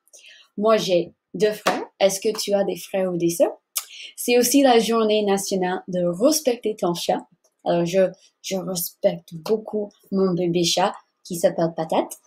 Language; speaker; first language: French; non-native, fluent; English